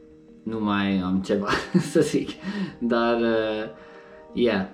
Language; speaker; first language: Romanian; non-native, learner; English